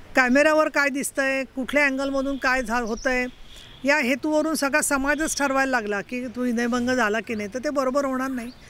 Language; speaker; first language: Marathi; native; Marathi